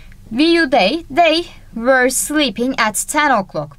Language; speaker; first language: English; non-native, fluent; Turkish